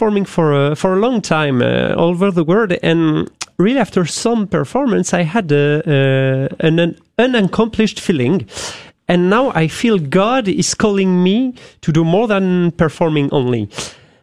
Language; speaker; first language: English; non-native, fluent; French